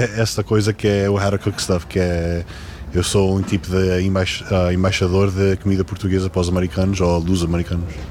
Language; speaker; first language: Portuguese; early bilingual, heritage; Portuguese